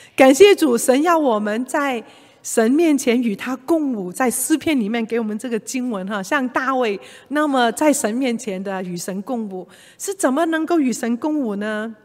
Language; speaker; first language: Chinese; non-native, local second language; Cantonese